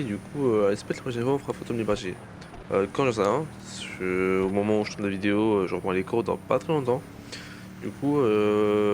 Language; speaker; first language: French; native; French